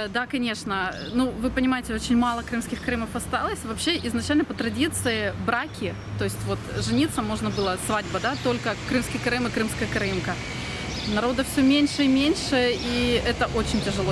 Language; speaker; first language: Russian; native; Russian